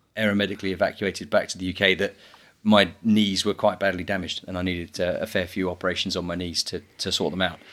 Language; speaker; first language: English; native; English